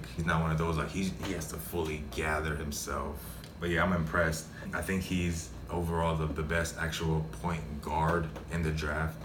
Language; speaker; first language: English; native; English